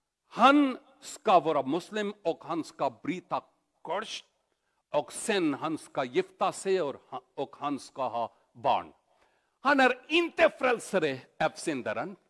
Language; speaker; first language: Swedish; non-native, learner; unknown